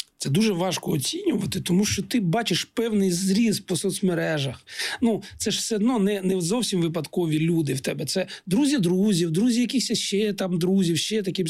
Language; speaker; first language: Ukrainian; non-native, local second language; Russian